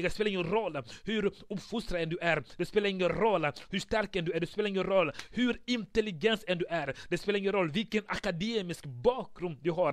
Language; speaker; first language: Swedish; non-native, fluent; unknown